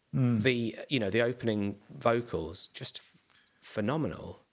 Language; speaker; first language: English; native; English